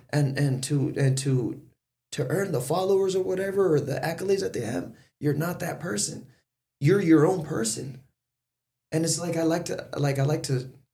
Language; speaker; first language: English; early bilingual, other home language; Spanish